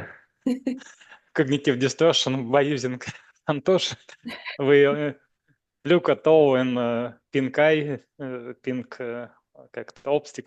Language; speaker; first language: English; non-native, learner; Russian